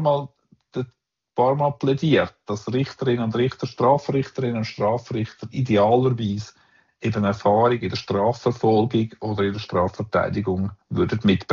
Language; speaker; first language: German; native; German